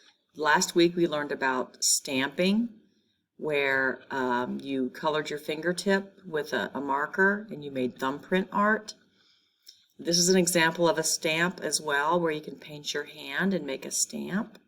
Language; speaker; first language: English; native; English